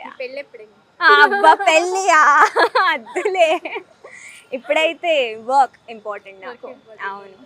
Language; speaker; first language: Telugu; early bilingual, heritage; Telugu